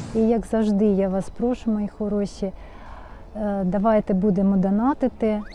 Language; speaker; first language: Ukrainian; non-native, local second language; Russian